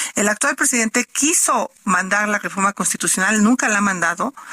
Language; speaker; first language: Spanish; native; Spanish